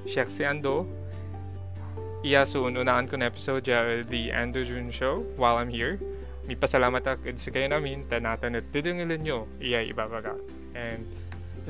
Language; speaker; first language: English; non-native, local second language; Pangasinan